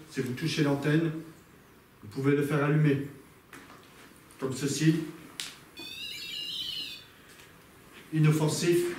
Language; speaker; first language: French; native; French